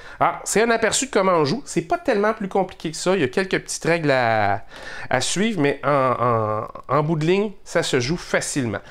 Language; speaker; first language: French; native; French